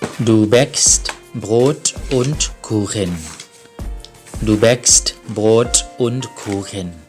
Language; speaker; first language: German; non-native, fluent; Thai